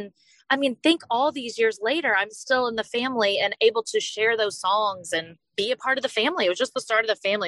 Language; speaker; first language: English; native; English